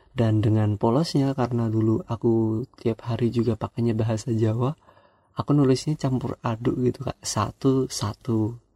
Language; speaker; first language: Indonesian; non-native, local second language; Javanese